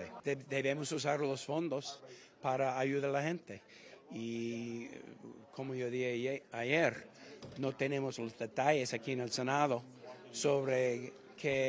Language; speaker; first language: Spanish; non-native, fluent; English